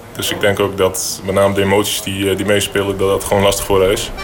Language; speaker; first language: Dutch; early bilingual, other home language; Bosnian